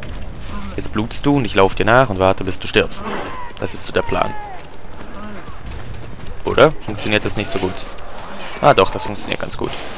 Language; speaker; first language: German; native; German